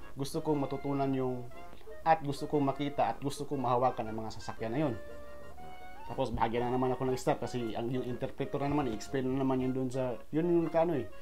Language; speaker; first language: Filipino; non-native, local second language; Cebuano